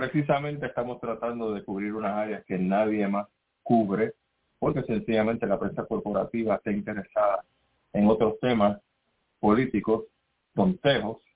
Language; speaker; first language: Spanish; native; Spanish